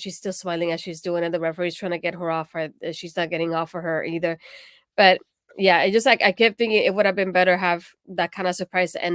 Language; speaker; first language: English; native; English